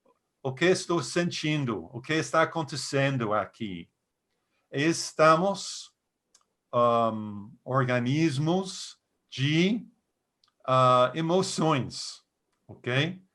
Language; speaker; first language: Portuguese; non-native, fluent; English